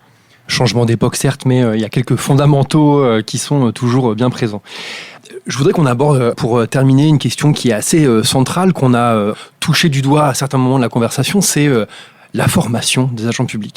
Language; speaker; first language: French; native; French